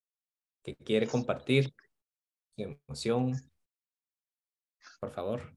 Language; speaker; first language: Spanish; non-native, fluent; Korean